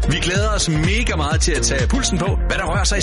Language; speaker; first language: Danish; native; Danish